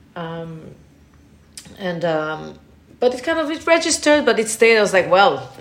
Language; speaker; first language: English; non-native, fluent; Hebrew